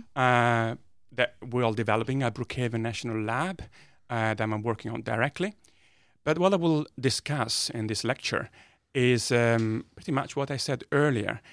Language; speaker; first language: English; non-native, fluent; Italian